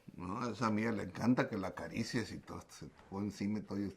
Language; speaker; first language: Spanish; early bilingual, heritage; Spanish